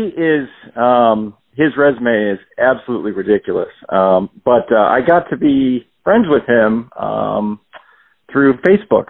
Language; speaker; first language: English; native; English